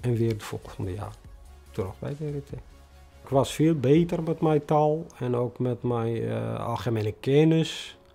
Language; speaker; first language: Dutch; non-native, fluent; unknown